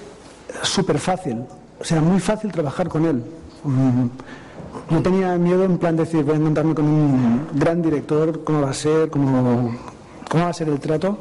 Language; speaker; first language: Spanish; non-native, local second language; Catalan